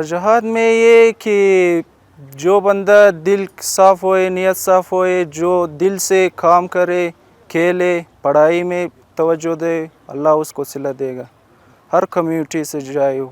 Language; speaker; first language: Hindi; non-native, local second language; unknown